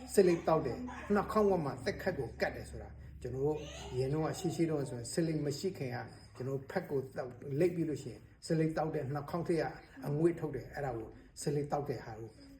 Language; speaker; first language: Burmese; non-native, local second language; Tedim Chin